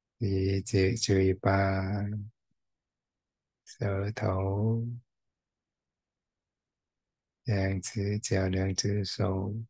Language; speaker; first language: Chinese; non-native, fluent; Thai